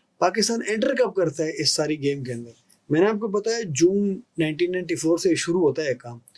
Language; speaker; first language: Urdu; non-native, local second language; Pashto